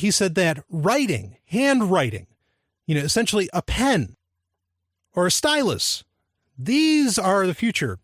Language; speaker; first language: English; native; English